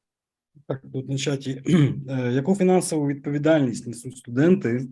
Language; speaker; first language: Ukrainian; native; Ukrainian